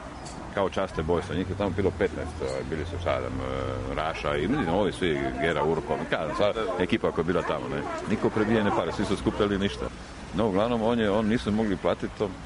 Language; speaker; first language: Croatian; native; Croatian